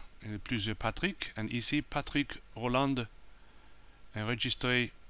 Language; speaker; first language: French; non-native, learner; English